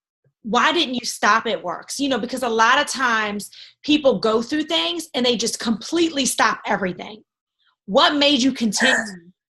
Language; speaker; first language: English; native; English